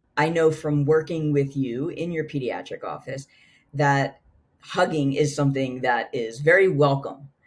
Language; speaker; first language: English; native; English